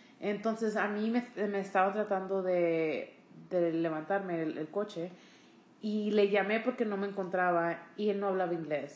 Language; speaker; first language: Spanish; early bilingual, heritage; Spanish